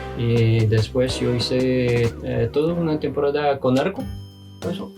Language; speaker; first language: Spanish; non-native, fluent; French